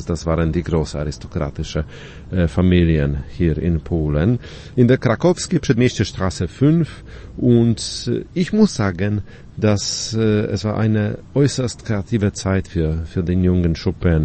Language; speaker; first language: German; non-native, fluent; Polish